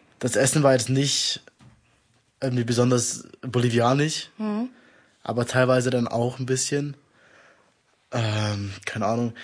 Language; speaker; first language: German; native; German